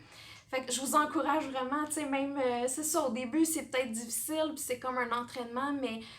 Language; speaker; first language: French; native; French